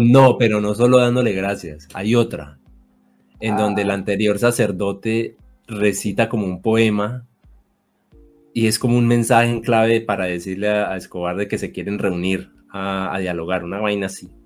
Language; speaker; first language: Spanish; native; Spanish